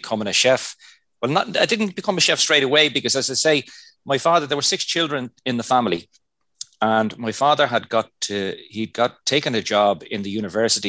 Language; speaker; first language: English; non-native, local second language; Irish